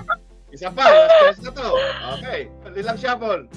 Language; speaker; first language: Filipino; native; Filipino